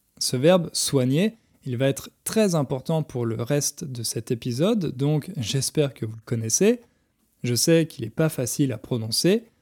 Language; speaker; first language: French; native; French